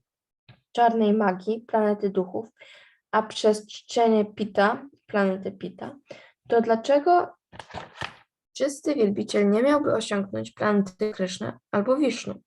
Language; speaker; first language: Polish; native; Polish